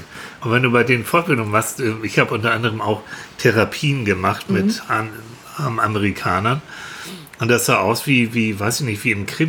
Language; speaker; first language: German; native; German